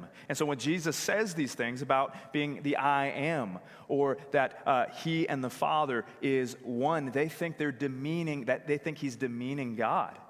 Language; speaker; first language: English; native; English